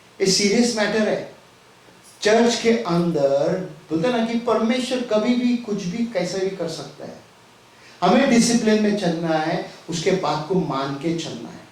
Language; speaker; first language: Hindi; non-native, local second language; Tamil